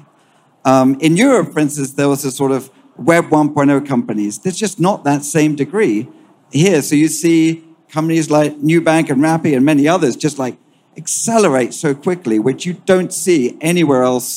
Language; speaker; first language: English; native; English